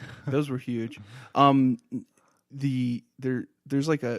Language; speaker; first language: English; native; English